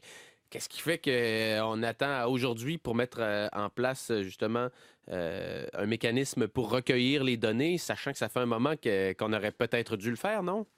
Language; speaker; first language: French; native; French